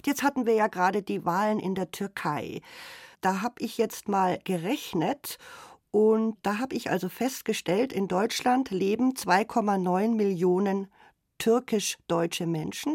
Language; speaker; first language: German; native; German